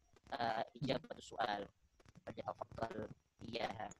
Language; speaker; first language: Arabic; non-native, learner; Indonesian